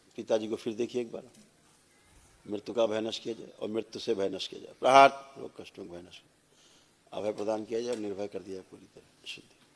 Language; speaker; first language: Hindi; native; Hindi